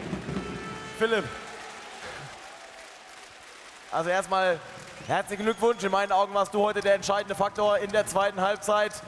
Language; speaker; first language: German; native; German